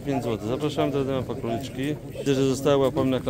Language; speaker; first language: Polish; native; Polish